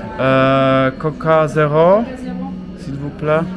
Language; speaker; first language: French; non-native, learner; Polish